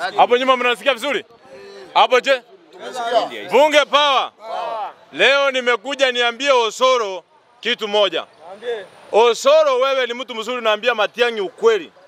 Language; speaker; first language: Swahili; non-native, local second language; Gusii